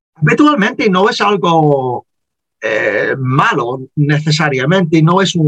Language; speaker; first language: Spanish; non-native, learner; English